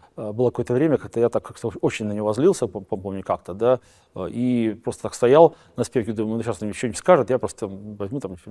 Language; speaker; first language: Russian; native; Russian